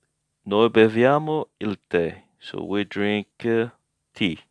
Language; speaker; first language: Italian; non-native, learner; English